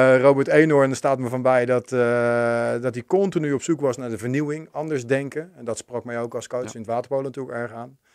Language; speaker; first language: Dutch; native; Dutch